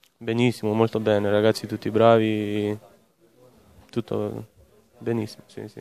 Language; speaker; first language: Italian; non-native, learner; Lithuanian